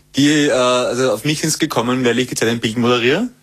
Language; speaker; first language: German; native; German